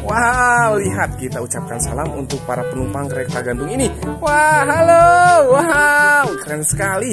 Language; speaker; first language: Indonesian; native; Indonesian